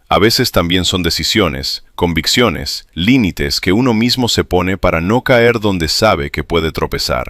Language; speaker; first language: Spanish; native; Spanish